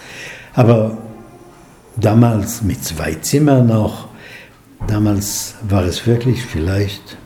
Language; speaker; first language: German; non-native, fluent; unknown